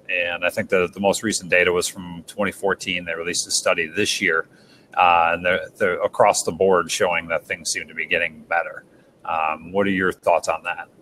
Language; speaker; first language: English; native; English